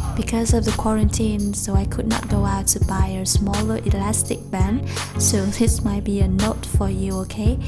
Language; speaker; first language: English; non-native, fluent; Vietnamese